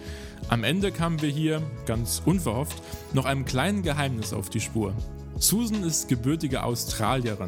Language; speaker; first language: German; native; German